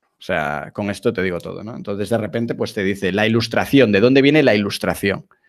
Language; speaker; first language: Spanish; native; Spanish